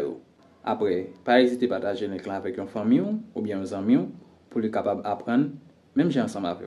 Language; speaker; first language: French; non-native, local second language; Haitian Creole